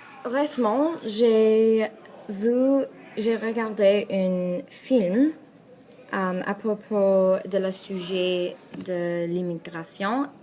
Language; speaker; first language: French; non-native, learner; Persian